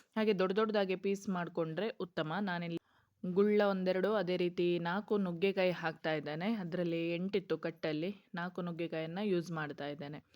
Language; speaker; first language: Kannada; non-native, local second language; Konkani